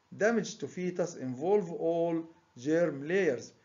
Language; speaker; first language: English; non-native, fluent; Arabic